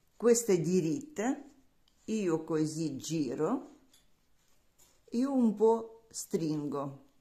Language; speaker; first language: Italian; non-native, learner; Russian